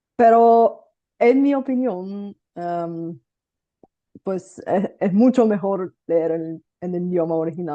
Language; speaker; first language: Spanish; non-native, fluent; Bulgarian